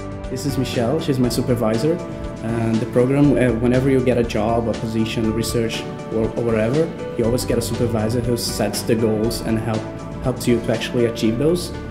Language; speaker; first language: English; non-native, fluent; Portuguese